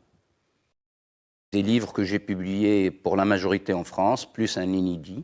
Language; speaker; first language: French; non-native, local second language; Arabic